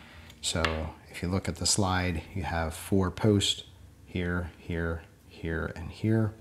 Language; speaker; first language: English; native; English